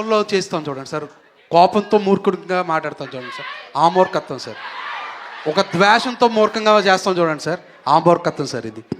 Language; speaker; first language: Telugu; native; Telugu